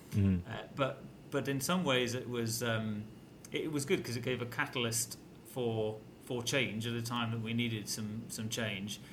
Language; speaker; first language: English; native; English